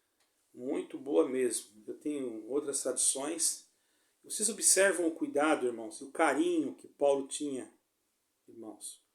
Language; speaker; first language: Portuguese; native; Portuguese